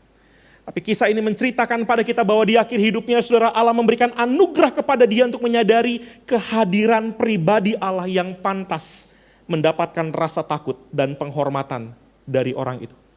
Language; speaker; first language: Indonesian; native; Indonesian